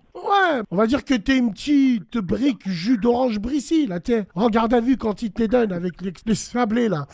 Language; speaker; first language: French; native; French